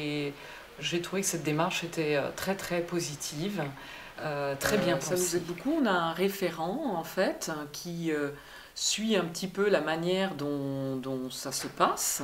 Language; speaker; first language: French; native; French